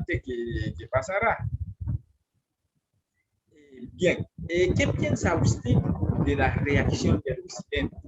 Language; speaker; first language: Spanish; non-native, fluent; French